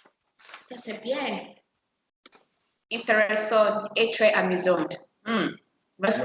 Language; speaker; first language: French; non-native, learner; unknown